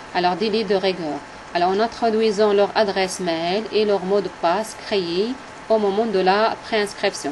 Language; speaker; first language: French; non-native, local second language; Arabic